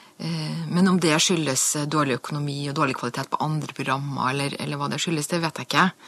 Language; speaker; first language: Norwegian; native; Norwegian